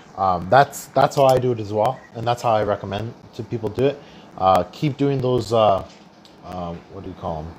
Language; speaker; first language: English; early bilingual, other home language; Spanish